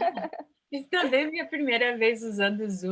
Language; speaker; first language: Portuguese; early bilingual, heritage; Portuguese